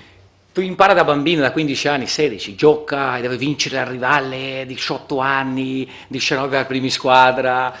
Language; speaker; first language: Italian; non-native, fluent; Portuguese